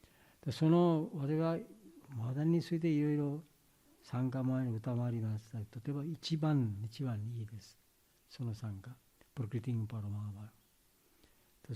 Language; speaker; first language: Japanese; non-native, learner; Bangla